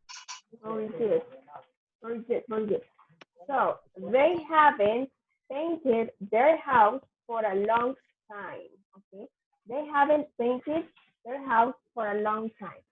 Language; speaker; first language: English; non-native, fluent; Spanish